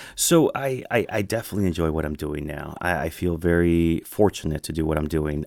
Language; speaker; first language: English; early bilingual, other home language; Spanish